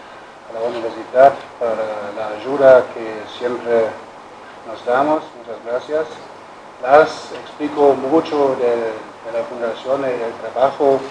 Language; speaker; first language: Spanish; non-native, learner; German